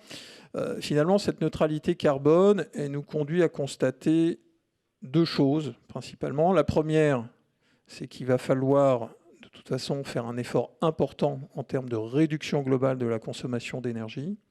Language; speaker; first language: French; native; French